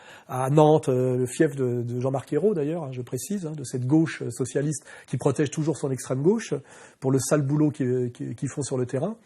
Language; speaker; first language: French; native; French